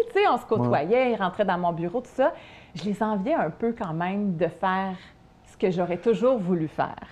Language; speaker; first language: French; native; French